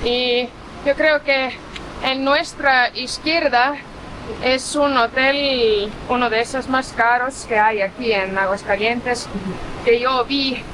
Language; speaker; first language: Spanish; non-native, fluent; Portuguese